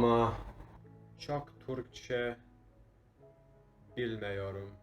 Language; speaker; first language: Turkish; non-native, learner; English